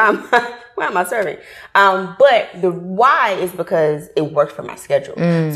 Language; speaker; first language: English; native; English